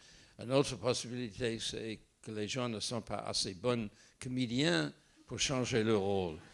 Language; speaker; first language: French; non-native, fluent; English